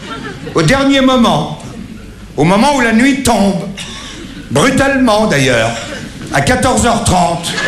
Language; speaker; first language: French; native; French